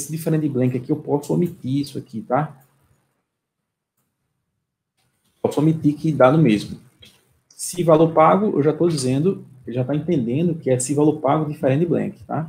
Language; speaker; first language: Portuguese; native; Portuguese